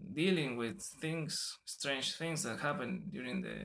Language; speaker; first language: English; non-native, fluent; Spanish